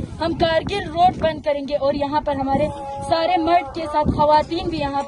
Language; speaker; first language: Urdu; non-native, local second language; Balti